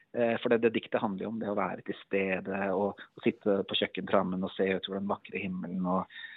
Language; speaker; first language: Norwegian; native; Norwegian